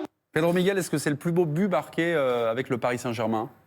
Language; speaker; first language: French; native; French